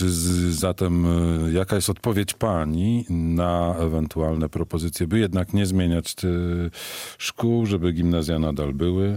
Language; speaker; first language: Polish; native; Polish